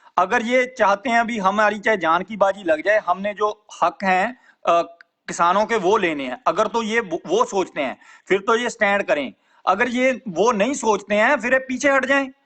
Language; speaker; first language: Hindi; non-native, local second language; Punjabi